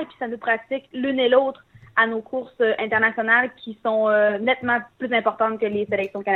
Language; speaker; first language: French; native; French